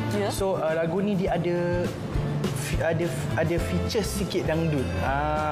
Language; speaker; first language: Malay; native; Malay